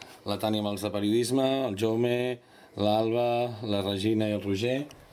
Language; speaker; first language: Catalan; native; Catalan